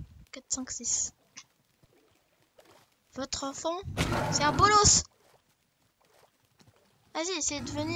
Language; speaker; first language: French; native; French